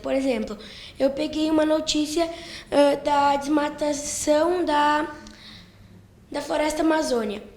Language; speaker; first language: Portuguese; native; Portuguese